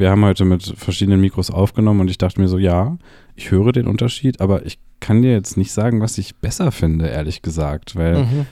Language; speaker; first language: German; native; German